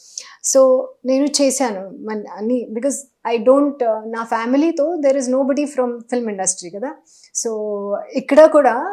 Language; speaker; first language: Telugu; non-native, local second language; Hindi